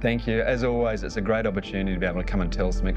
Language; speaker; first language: English; native; English